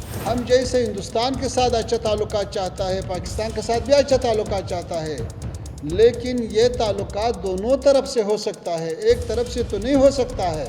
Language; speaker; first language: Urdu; non-native, fluent; Pashto